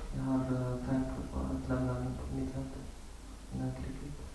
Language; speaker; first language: Swedish; non-native, learner; Arabic